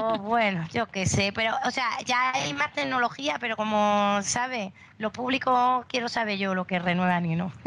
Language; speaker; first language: Spanish; native; Spanish